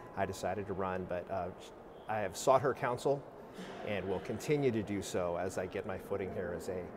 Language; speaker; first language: English; native; English